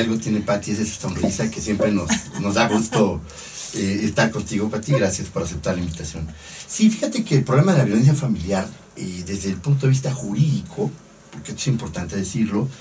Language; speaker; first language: Spanish; native; Spanish